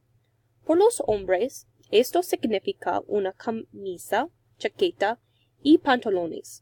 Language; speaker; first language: Spanish; non-native, learner; English